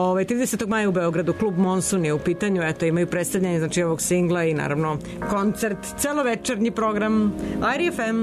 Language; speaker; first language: Serbian; native; Serbian